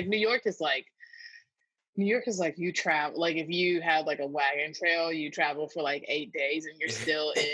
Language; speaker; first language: English; native; English